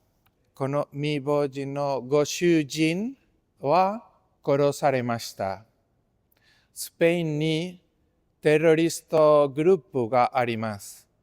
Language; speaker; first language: Japanese; non-native, fluent; Spanish